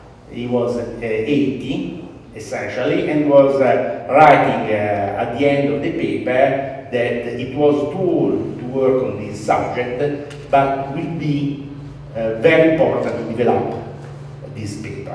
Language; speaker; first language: English; non-native, fluent; Italian